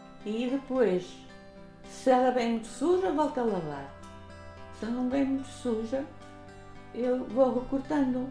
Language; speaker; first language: Portuguese; native; Portuguese